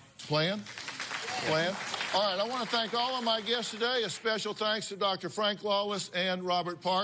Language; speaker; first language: English; native; English